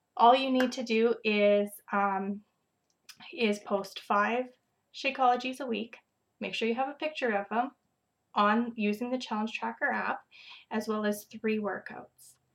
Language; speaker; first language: English; native; English